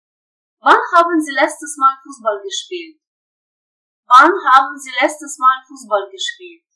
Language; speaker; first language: German; non-native, fluent; Russian